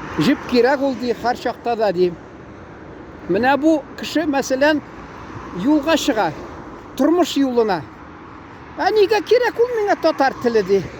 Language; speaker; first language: Tatar; early bilingual, heritage; Tatar